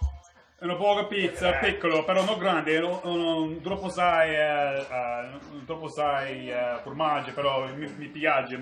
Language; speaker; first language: Italian; early bilingual, heritage; English